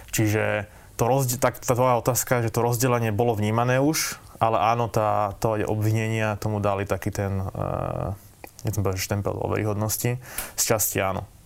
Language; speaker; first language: Slovak; native; Slovak